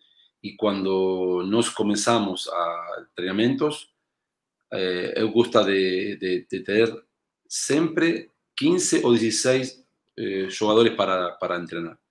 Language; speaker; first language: Portuguese; non-native, learner; Spanish